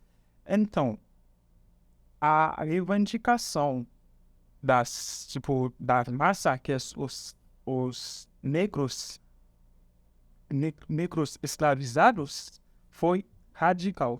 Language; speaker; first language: Portuguese; non-native, fluent; Haitian Creole